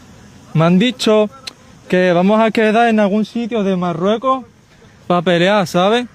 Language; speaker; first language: Spanish; native; Spanish